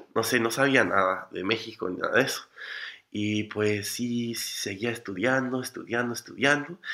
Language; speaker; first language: Spanish; non-native, fluent; English